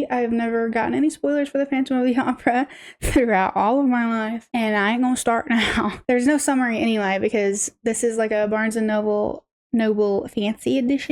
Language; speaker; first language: English; native; English